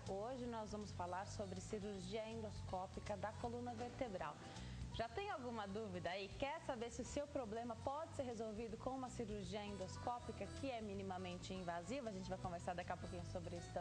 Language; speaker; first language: Portuguese; native; Portuguese